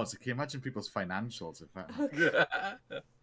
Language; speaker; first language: English; native; English